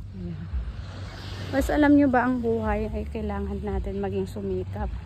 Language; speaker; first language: Filipino; non-native, local second language; Iloko